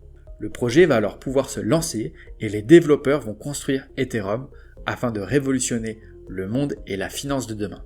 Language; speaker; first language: French; native; French